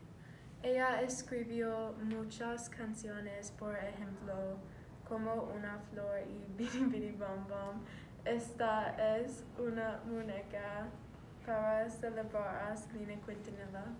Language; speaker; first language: Spanish; non-native, learner; English